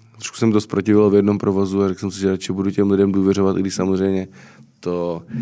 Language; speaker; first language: Czech; native; Czech